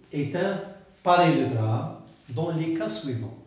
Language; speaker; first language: French; non-native, local second language; Arabic